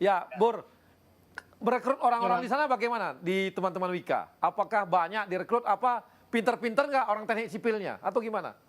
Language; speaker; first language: Indonesian; native; Indonesian